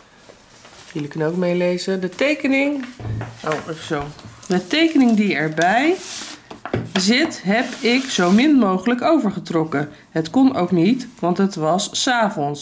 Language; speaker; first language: Dutch; native; Dutch